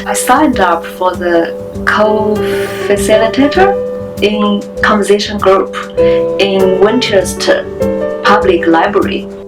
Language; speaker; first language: English; non-native, learner; Chinese